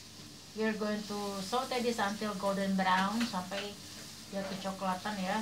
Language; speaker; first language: English; non-native, learner; Indonesian